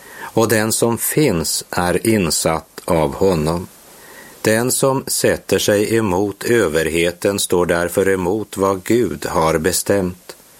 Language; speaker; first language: Swedish; native; Swedish